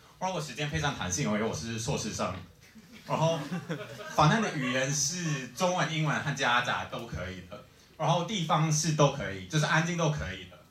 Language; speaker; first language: Chinese; non-native, fluent; English